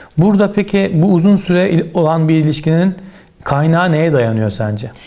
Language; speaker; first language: Turkish; native; Turkish